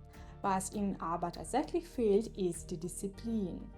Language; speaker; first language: German; non-native, fluent; Ukrainian